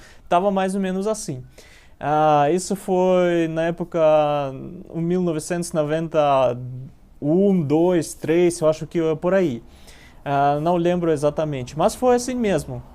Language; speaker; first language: Portuguese; non-native, learner; Russian